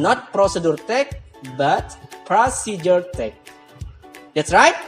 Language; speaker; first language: English; non-native, learner; Indonesian